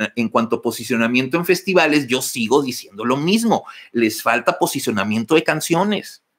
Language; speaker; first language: Spanish; native; Spanish